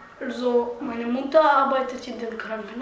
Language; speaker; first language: German; early bilingual, other home language; Bulgarian